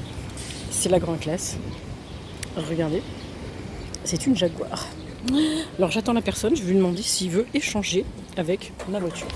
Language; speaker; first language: French; native; French